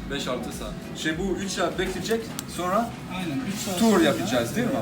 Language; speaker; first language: Turkish; non-native, learner; French